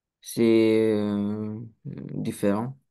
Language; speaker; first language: French; non-native, learner; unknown